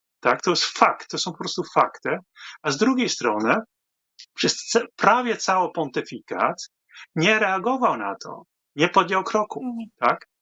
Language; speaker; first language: Polish; non-native, fluent; Dutch